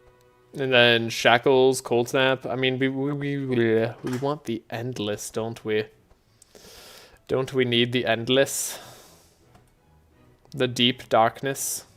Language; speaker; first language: English; native; English